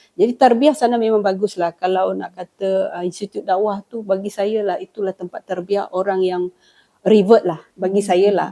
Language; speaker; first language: Malay; non-native, local second language; Iban